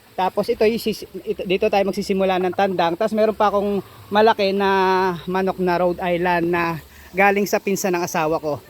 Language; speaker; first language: Filipino; native; Filipino